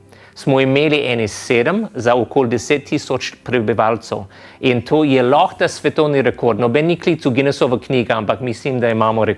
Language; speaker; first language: Slovenian; non-native, fluent; English